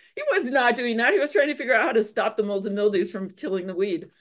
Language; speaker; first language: English; native; English